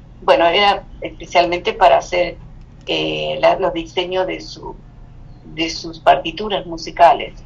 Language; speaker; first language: Spanish; native; Spanish